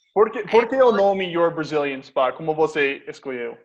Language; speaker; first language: Portuguese; non-native, fluent; English